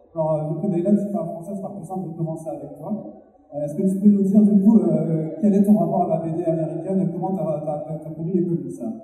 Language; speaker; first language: French; native; French